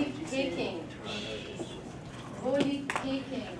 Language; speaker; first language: German; non-native, fluent; English